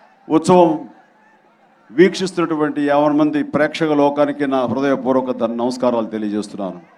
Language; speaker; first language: Telugu; native; Telugu